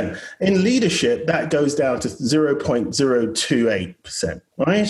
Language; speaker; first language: English; native; English